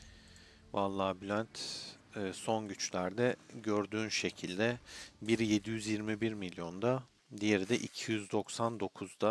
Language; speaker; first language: Turkish; native; Turkish